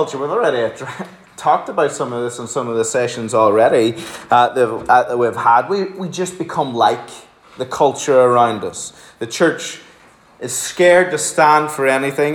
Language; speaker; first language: English; native; English